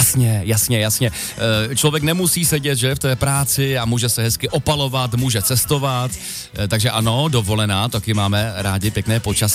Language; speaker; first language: Czech; native; Czech